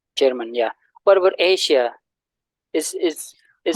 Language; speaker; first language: English; non-native, learner; Indonesian